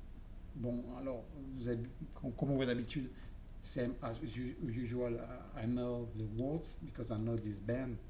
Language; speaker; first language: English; non-native, learner; French